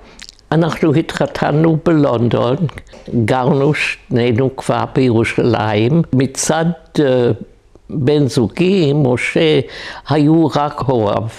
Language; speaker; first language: Hebrew; non-native, fluent; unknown